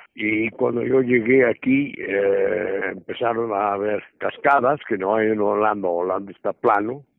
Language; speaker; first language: Spanish; non-native, fluent; Dutch